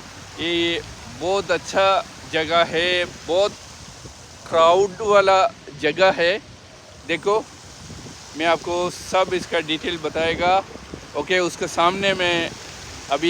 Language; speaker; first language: Hindi; non-native, local second language; Malayalam